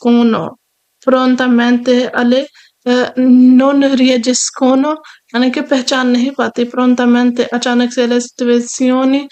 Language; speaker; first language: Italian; non-native, fluent; Urdu